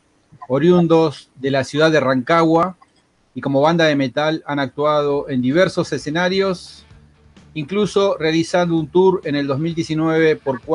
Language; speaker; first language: Spanish; native; Spanish